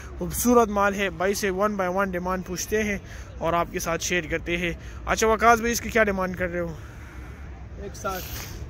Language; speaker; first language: Urdu; non-native, local second language; Pashto